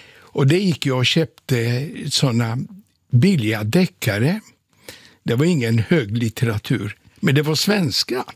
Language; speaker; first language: Swedish; non-native, fluent; Polish